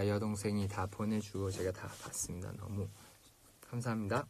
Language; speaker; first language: Korean; non-native, fluent; Thai